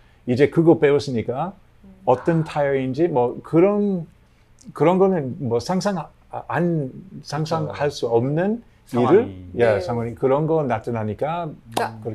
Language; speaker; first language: Korean; non-native, learner; English